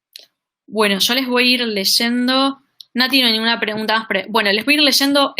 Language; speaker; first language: Spanish; native; Spanish